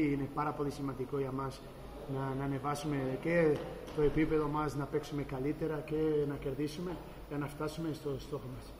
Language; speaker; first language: Greek; non-native, fluent; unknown